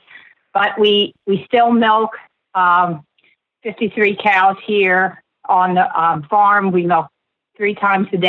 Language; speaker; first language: English; native; English